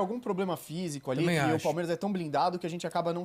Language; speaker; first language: Portuguese; native; Portuguese